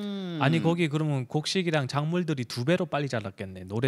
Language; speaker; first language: Korean; native; Korean